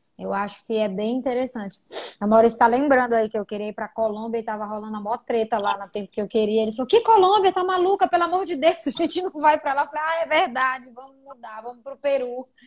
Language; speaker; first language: Portuguese; native; Portuguese